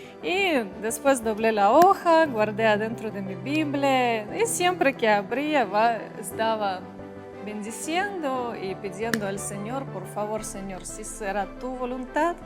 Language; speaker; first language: Spanish; non-native, fluent; Russian